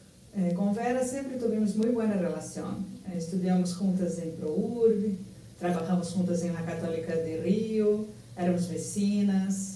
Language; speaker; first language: Portuguese; non-native, fluent; Spanish